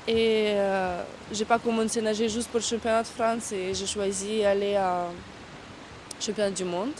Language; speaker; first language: French; non-native, learner; Russian